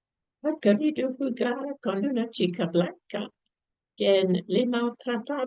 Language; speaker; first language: Spanish; non-native, fluent; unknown